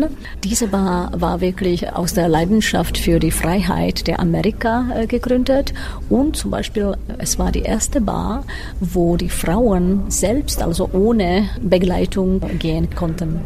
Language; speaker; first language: German; non-native, fluent; Czech